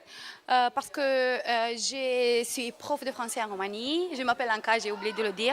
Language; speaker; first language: French; non-native, fluent; Romanian